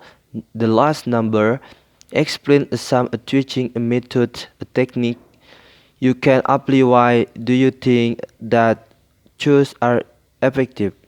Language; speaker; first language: English; non-native, learner; Indonesian